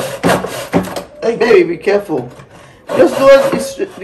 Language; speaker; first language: English; non-native, learner; Spanish